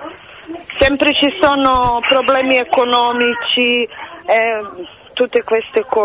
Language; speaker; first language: Italian; non-native, fluent; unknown